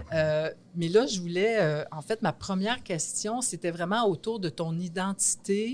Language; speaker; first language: French; native; French